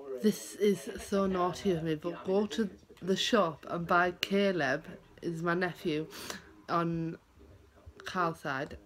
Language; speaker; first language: English; native; English